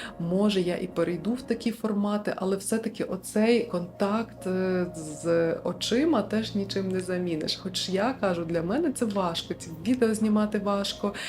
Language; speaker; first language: Ukrainian; non-native, local second language; Russian